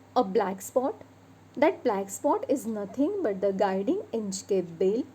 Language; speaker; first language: English; non-native, local second language; Marathi